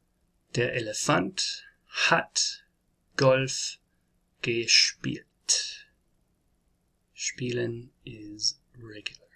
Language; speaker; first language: German; non-native, learner; English